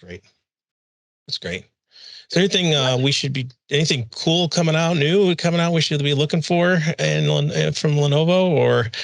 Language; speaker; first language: English; native; English